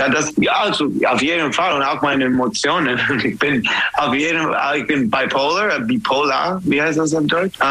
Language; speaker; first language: German; non-native, learner; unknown